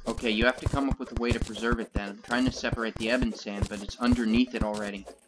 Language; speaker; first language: English; native; English